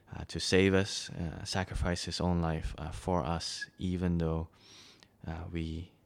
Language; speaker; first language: English; non-native, local second language; Chinese